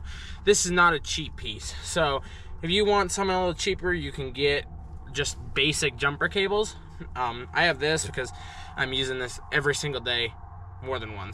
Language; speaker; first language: English; native; English